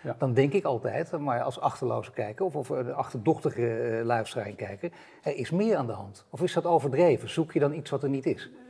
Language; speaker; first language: Dutch; native; Dutch